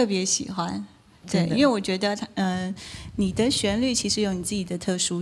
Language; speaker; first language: Chinese; native; Chinese